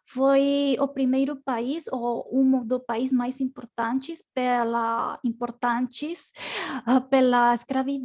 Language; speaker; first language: Portuguese; non-native, learner; Spanish